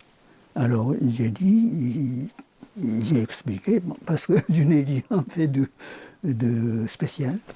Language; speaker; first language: French; non-native, fluent; Japanese